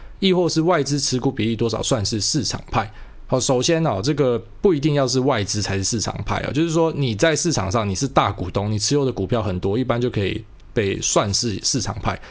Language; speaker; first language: Chinese; native; Chinese